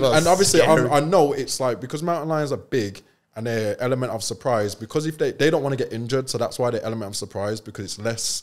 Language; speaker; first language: English; native; English